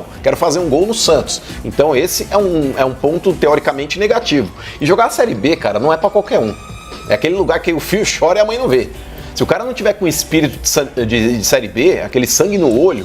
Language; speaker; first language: Portuguese; native; Portuguese